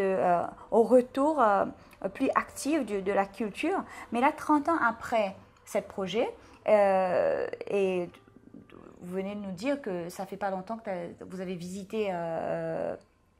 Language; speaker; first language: French; non-native, local second language; Seselwa Creole French